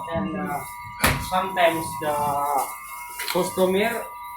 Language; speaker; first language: English; non-native, learner; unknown